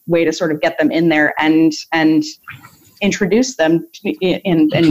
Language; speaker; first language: English; native; English